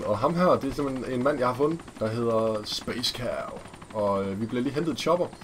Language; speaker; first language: Danish; native; Danish